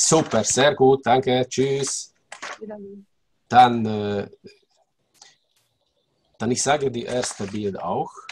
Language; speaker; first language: German; non-native, learner; Hungarian